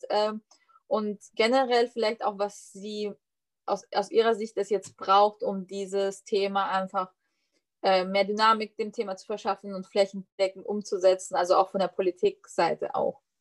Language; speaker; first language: German; native; German